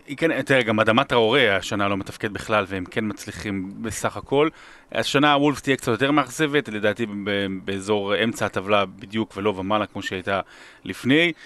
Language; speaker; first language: Hebrew; native; Hebrew